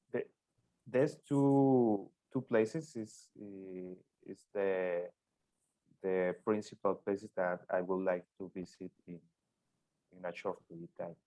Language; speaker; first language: English; non-native, learner; Spanish